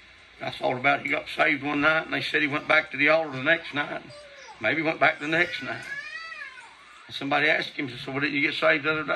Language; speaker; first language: English; native; English